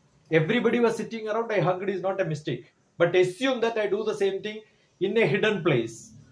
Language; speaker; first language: English; non-native, local second language; Malayalam